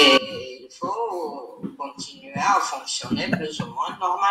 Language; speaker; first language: French; non-native, fluent; Armenian